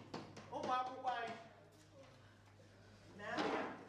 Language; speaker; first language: Igbo; native; Igbo